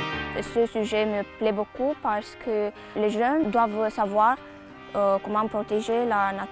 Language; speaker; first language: French; non-native, fluent; Romanian